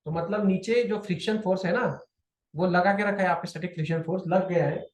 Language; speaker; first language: Hindi; non-native, local second language; Marathi